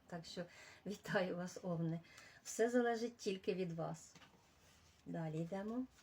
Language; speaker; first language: Ukrainian; non-native, local second language; Russian